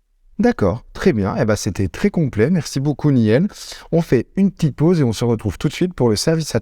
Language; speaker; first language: French; native; French